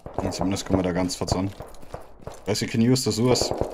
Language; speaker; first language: German; native; German